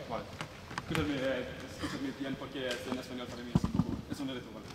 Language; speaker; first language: Spanish; non-native, learner; German